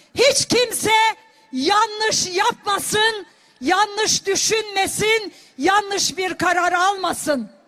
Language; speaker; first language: Turkish; non-native, local second language; Kurdish